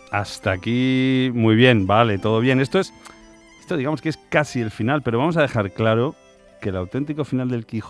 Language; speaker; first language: Spanish; native; Spanish